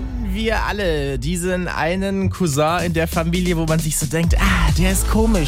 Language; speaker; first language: German; native; German